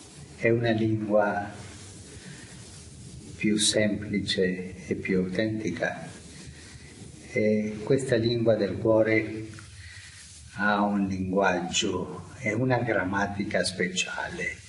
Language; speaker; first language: Italian; non-native, fluent; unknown